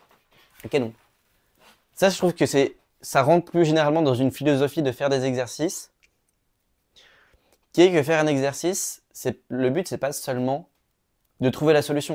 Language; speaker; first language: French; native; French